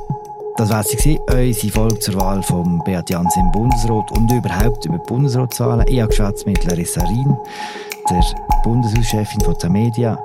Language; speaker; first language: German; native; German